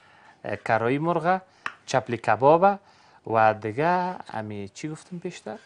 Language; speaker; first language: Persian; native; Persian